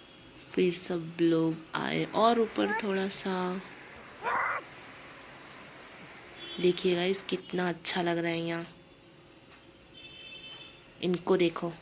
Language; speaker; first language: Hindi; native; Hindi